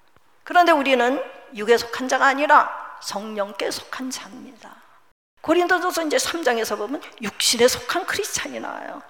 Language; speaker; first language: Korean; native; Korean